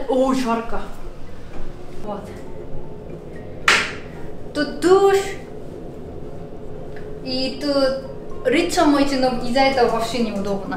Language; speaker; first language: Russian; non-native, fluent; Korean